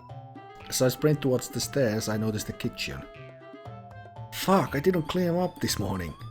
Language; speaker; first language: English; non-native, fluent; Finnish